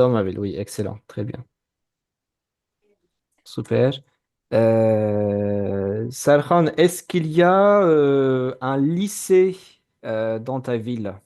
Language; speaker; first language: French; non-native, fluent; Azerbaijani